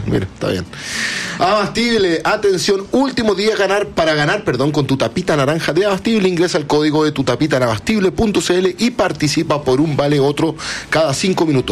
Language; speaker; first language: Spanish; native; Spanish